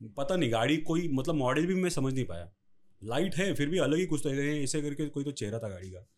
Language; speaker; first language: Hindi; non-native, local second language; Marathi